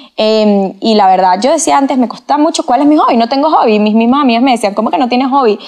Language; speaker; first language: Spanish; native; Spanish